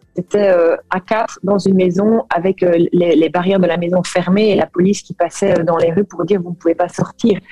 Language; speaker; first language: French; native; French